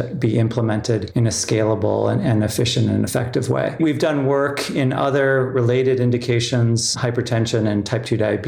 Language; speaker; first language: English; native; English